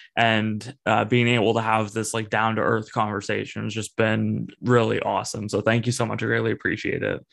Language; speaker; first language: English; native; English